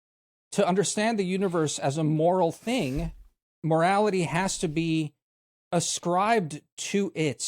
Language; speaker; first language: English; native; English